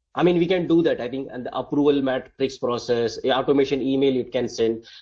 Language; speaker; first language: English; non-native, local second language; Tamil